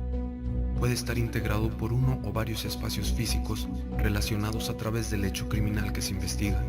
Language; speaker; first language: Spanish; native; Spanish